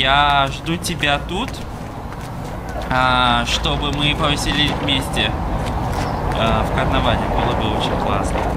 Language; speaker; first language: Russian; non-native, fluent; Portuguese